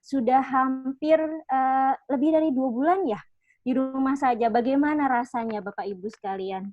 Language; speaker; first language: Indonesian; native; Indonesian